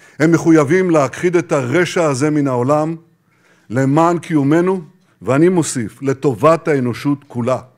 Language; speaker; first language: Hebrew; native; Hebrew